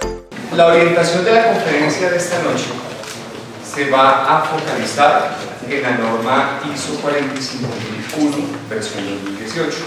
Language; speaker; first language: Spanish; native; Spanish